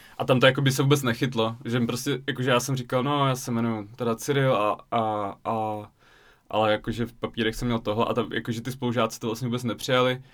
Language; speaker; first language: Czech; early bilingual, other home language; Russian